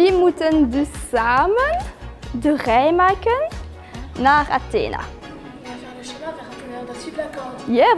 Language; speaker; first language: Dutch; non-native, learner; French